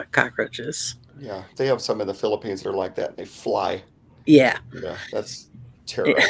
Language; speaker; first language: English; native; English